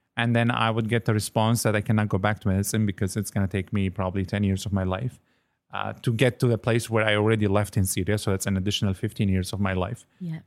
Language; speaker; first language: English; non-native, fluent; Arabic